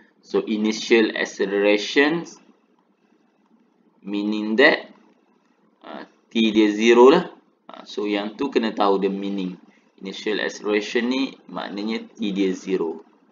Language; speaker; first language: English; non-native, local second language; Malay